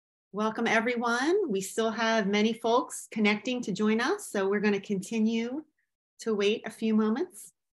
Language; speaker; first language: English; native; English